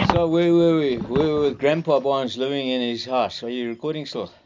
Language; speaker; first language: English; native; English